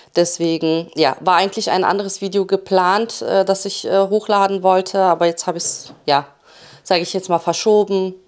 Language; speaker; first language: German; early bilingual, other home language; Polish